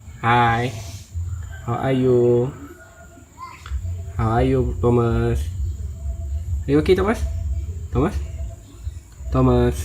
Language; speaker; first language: English; non-native, local second language; Malay